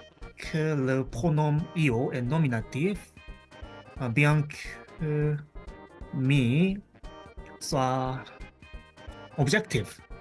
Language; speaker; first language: French; non-native, fluent; Japanese